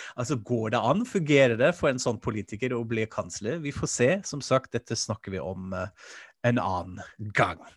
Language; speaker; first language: Norwegian; non-native, fluent; German